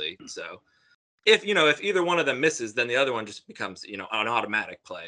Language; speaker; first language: English; native; English